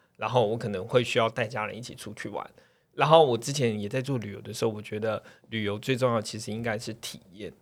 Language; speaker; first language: Chinese; native; Chinese